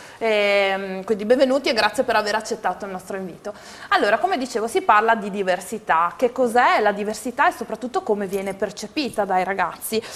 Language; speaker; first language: Italian; native; Italian